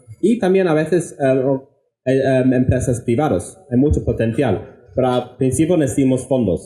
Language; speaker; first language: Spanish; non-native, fluent; English